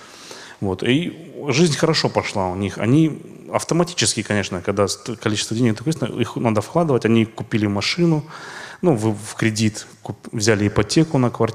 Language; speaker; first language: Russian; native; Russian